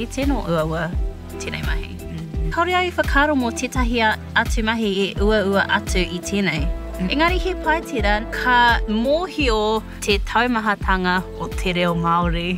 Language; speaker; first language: Māori; non-native, local second language; English